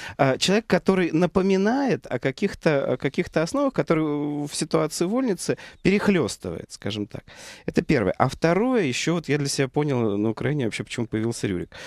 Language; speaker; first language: Russian; native; Russian